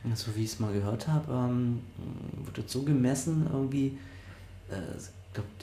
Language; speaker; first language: German; native; German